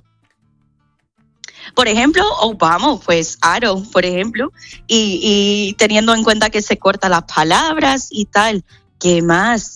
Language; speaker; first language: Spanish; non-native, fluent; English